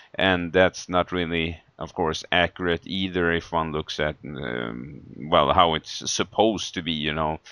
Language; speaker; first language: English; non-native, fluent; Swedish